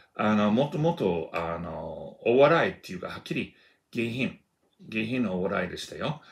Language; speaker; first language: Japanese; non-native, fluent; Russian